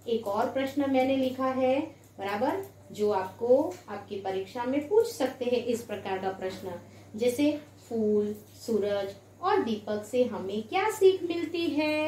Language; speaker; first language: Hindi; non-native, local second language; Gujarati